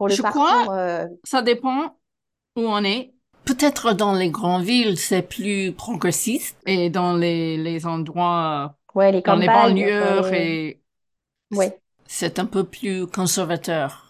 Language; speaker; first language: French; non-native, fluent; English